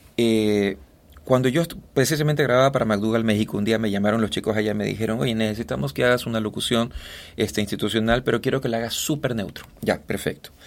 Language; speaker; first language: Spanish; native; Spanish